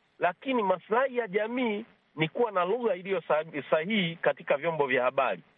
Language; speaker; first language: Swahili; native; Swahili